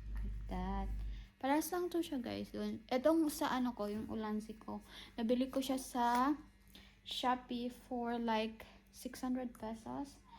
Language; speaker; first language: Filipino; native; Filipino